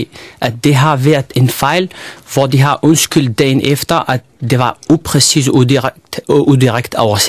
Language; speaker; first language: Danish; non-native, fluent; Arabic